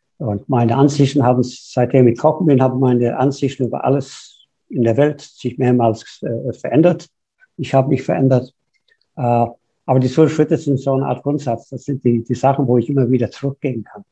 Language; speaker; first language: German; non-native, fluent; English